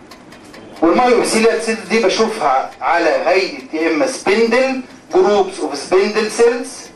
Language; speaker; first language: Arabic; native; Arabic